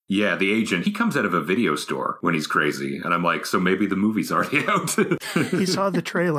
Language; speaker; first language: English; native; English